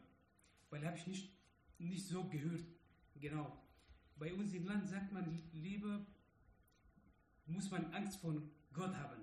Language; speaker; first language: German; non-native, learner; Arabic